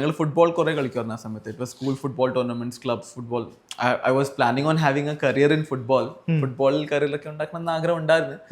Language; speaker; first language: Malayalam; early bilingual, heritage; Malayalam